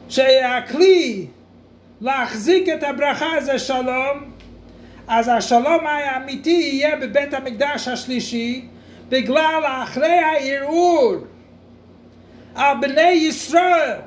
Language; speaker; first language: Hebrew; non-native, fluent; English